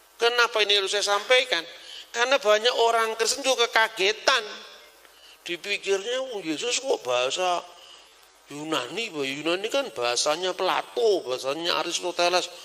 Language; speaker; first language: Indonesian; non-native, local second language; Javanese